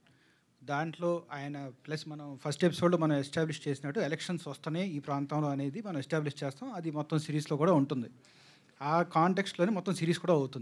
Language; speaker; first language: Telugu; native; Telugu